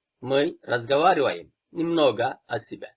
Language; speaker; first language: Russian; non-native, fluent; Turkish